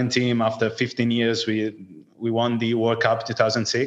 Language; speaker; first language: English; non-native, fluent; Italian